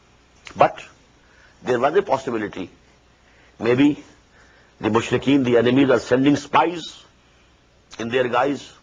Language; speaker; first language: English; non-native, local second language; Urdu